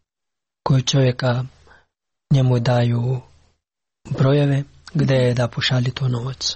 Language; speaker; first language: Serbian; non-native, learner; Pashto